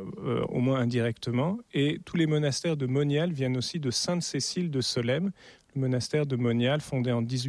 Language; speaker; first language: French; native; French